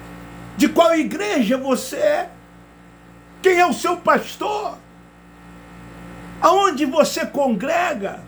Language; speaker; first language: Portuguese; native; Portuguese